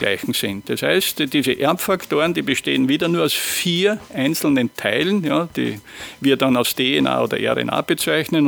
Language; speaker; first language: German; native; German